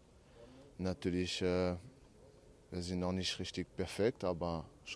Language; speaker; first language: German; non-native, learner; French